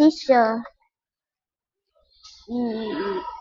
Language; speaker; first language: English; non-native, learner; Vietnamese